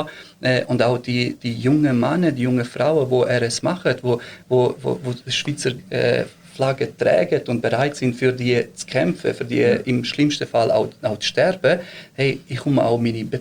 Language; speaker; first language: German; early bilingual, other home language; Bosnian